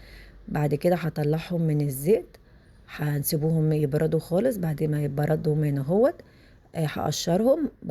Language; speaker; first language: Arabic; native; Arabic